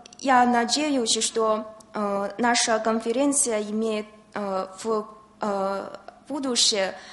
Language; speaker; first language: Russian; non-native, learner; Chinese